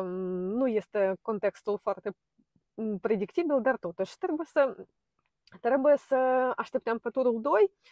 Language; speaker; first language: Romanian; non-native, fluent; Ukrainian